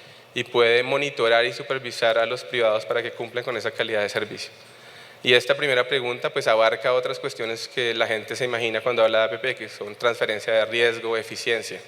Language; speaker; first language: Spanish; native; Spanish